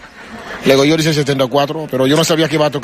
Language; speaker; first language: Spanish; non-native, learner; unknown